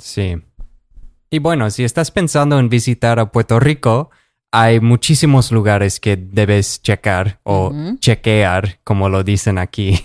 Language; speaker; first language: Spanish; non-native, fluent; English